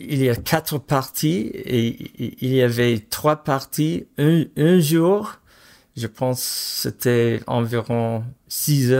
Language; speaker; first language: French; non-native, fluent; English